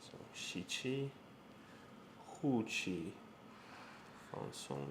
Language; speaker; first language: Chinese; non-native, fluent; English